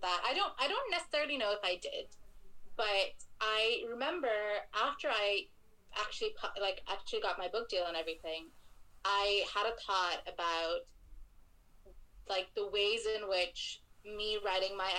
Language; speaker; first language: English; non-native, local second language; Bangla